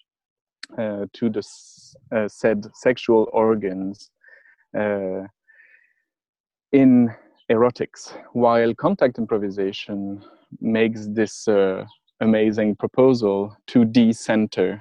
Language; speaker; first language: English; non-native, fluent; French